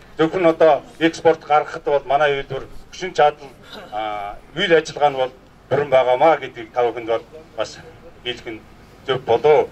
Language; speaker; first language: Mongolian; non-native, local second language; Kazakh